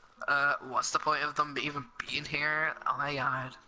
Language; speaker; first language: English; native; English